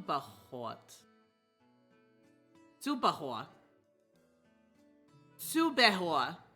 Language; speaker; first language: German; non-native, learner; English